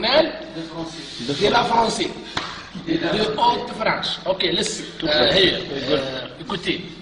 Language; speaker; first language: French; non-native, learner; Arabic